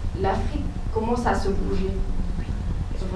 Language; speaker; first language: French; non-native, local second language; Wolof